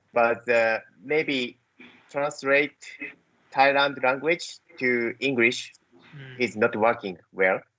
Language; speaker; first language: English; non-native, learner; Japanese